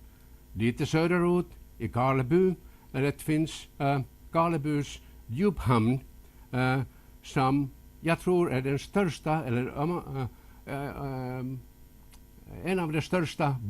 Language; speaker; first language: Swedish; non-native, local second language; Finnish